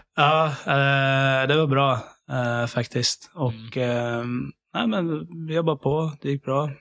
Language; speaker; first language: Swedish; early bilingual, other home language; Syriac